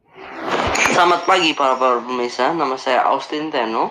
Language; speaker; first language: Indonesian; non-native, learner; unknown